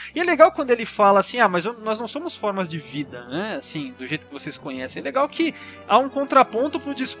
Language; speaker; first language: Portuguese; native; Portuguese